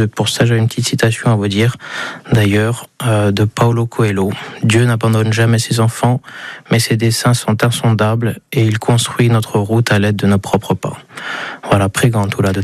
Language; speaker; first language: French; native; French